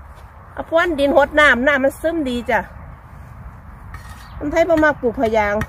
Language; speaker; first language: Thai; native; Thai